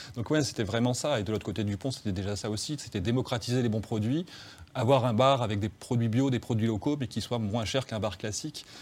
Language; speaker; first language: French; native; French